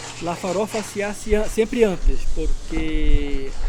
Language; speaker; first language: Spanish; non-native, learner; Portuguese